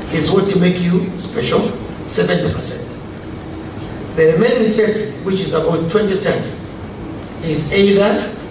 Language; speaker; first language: English; non-native, local second language; Swahili